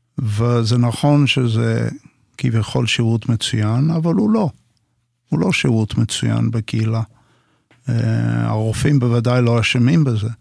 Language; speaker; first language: Hebrew; non-native, fluent; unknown